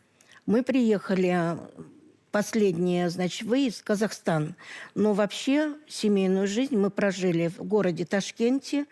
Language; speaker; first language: Russian; native; Russian